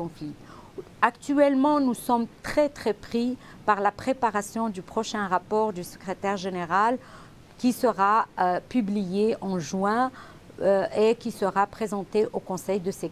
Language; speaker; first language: French; non-native, local second language; Arabic